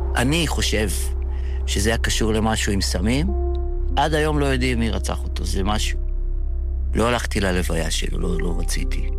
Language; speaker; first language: Hebrew; early bilingual, other home language; Yiddish